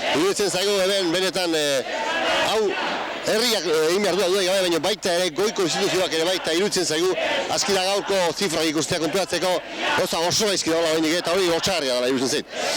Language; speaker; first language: Basque; non-native, local second language; Spanish